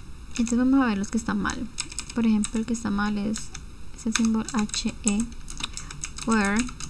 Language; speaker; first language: Spanish; native; Spanish